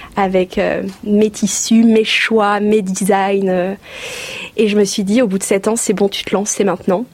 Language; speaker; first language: French; native; French